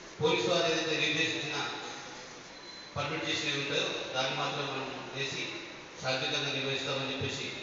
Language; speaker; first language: Telugu; native; Telugu